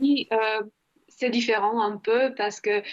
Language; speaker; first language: French; non-native, fluent; Croatian